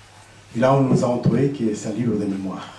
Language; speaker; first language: French; non-native, fluent; Spanish